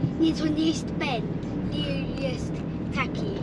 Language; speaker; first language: Polish; non-native, learner; English